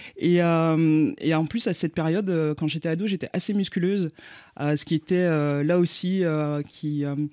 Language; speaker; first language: French; native; French